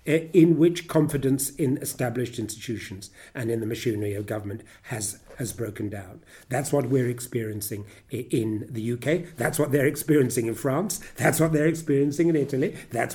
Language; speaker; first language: English; native; English